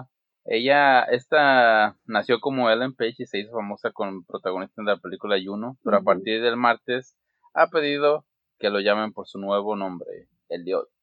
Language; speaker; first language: Spanish; native; Spanish